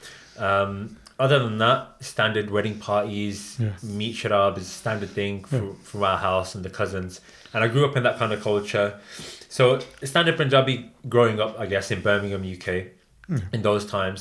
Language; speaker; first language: English; native; English